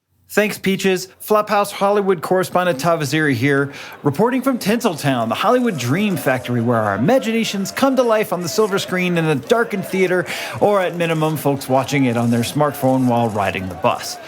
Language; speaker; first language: English; native; English